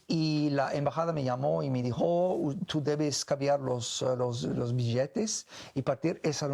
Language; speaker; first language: Spanish; non-native, learner; English